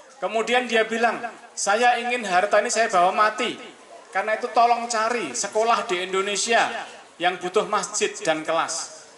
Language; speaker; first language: Indonesian; native; Indonesian